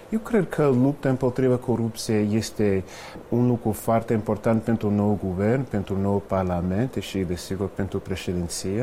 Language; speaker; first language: Romanian; non-native, fluent; English